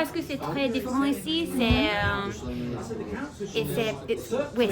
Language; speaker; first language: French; non-native, learner; English